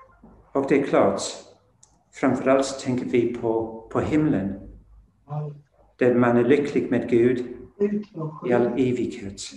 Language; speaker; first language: Swedish; non-native, fluent; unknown